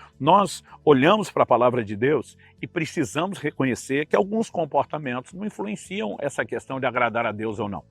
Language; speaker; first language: Portuguese; native; Portuguese